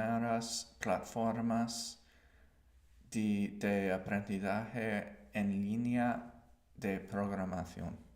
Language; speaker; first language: Spanish; non-native, learner; English